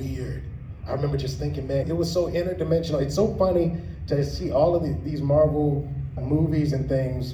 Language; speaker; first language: English; native; English